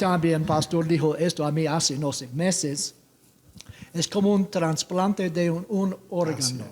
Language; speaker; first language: Spanish; non-native, learner; English